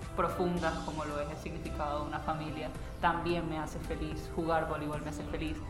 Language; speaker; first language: Spanish; native; Spanish